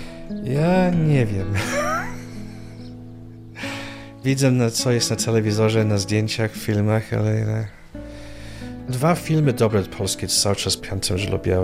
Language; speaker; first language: Polish; early bilingual, heritage; Polish